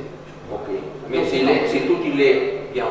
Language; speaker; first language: French; non-native, learner; Catalan